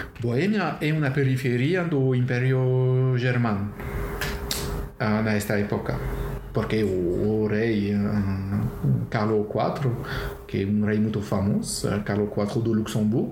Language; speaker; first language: Portuguese; non-native, learner; French